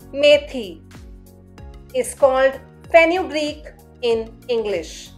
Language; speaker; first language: English; non-native, local second language; Hindi